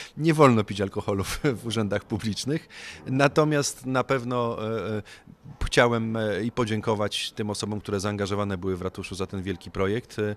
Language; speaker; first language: Polish; native; Polish